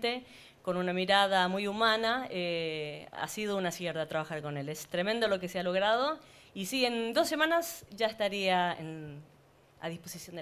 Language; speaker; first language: Spanish; native; Spanish